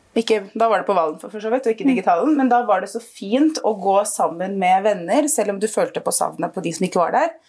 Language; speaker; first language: Norwegian; early bilingual, other home language; Arabic